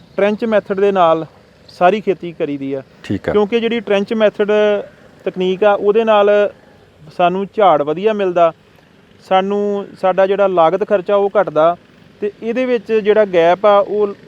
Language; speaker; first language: Punjabi; native; Punjabi